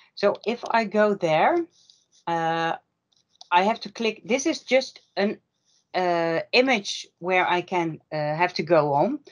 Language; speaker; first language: English; non-native, fluent; Dutch